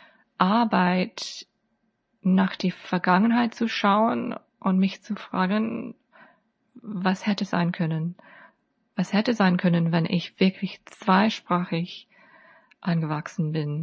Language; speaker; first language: German; non-native, fluent; English